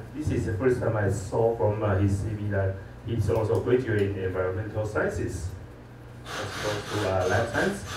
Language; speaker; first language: English; non-native, fluent; Chinese